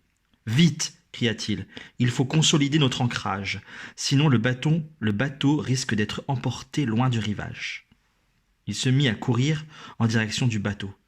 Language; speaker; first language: French; native; French